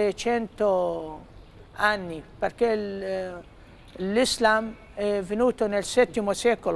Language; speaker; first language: Italian; non-native, fluent; Arabic